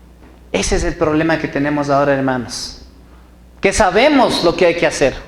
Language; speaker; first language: Spanish; native; Spanish